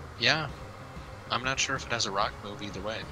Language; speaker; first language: English; native; English